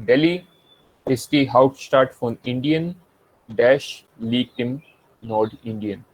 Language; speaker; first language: German; non-native, fluent; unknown